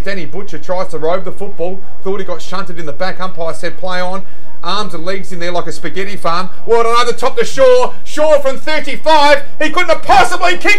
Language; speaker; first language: English; native; English